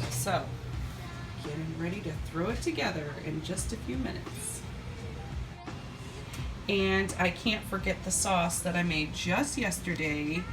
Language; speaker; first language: English; native; English